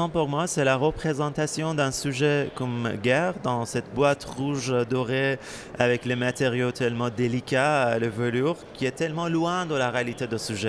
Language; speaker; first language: French; non-native, fluent; Persian